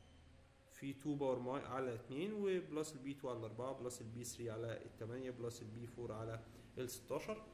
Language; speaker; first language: Arabic; native; Arabic